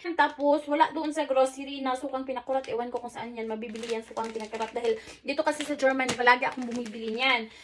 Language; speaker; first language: Filipino; non-native, local second language; Cebuano